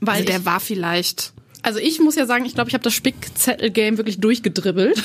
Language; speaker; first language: German; native; German